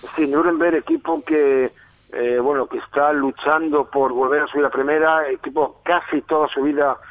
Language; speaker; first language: Spanish; non-native, fluent; German